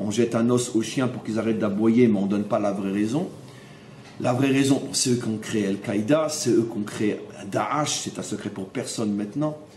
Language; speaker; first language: French; native; French